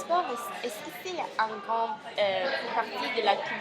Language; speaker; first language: French; non-native, learner; English